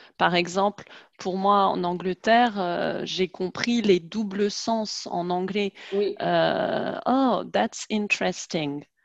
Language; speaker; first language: French; native; French